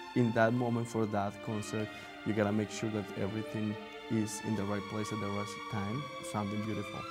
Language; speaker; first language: English; non-native, fluent; Spanish